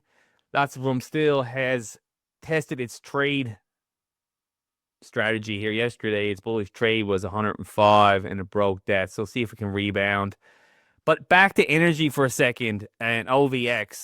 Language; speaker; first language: English; native; English